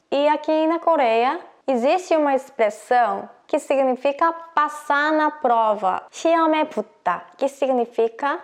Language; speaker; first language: Portuguese; non-native, fluent; Korean